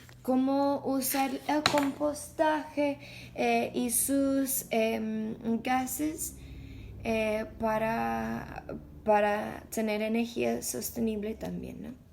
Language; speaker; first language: Spanish; non-native, learner; English